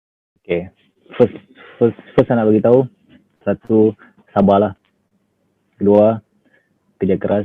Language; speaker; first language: Malay; non-native, local second language; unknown